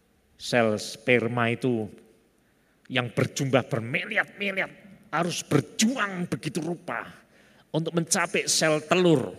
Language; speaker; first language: Indonesian; native; Indonesian